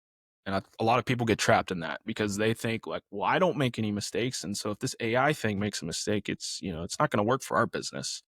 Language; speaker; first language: English; native; English